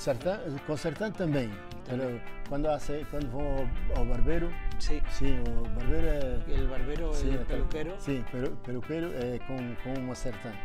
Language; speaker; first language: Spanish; non-native, learner; Portuguese